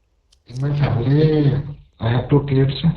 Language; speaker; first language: English; non-native, learner; Hindi